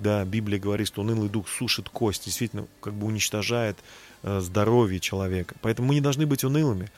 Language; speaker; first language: Russian; native; Russian